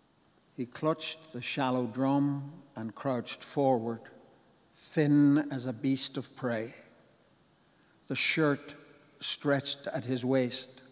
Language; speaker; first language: English; native; English